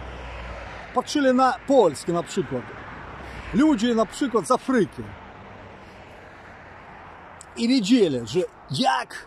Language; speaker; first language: Polish; non-native, fluent; Ukrainian